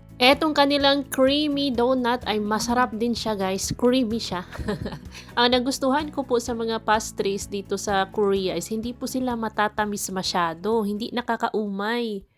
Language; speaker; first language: Filipino; non-native, local second language; Cebuano